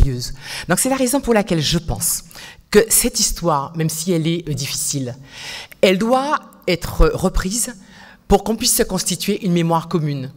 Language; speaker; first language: French; native; French